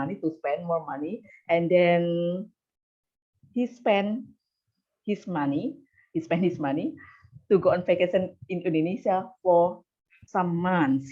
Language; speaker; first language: English; non-native, fluent; Indonesian